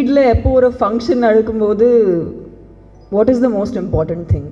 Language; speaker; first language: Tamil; non-native, fluent; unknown